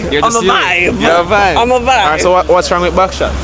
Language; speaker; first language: English; native; English